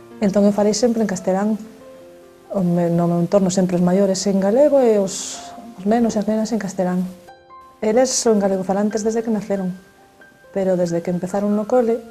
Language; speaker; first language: Galician; non-native, local second language; Spanish